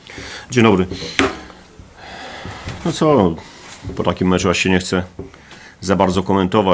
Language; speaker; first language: Polish; native; Polish